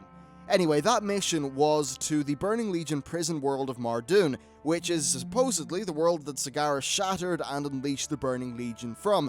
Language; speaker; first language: English; native; English